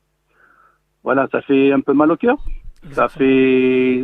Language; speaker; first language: French; non-native, local second language; Arabic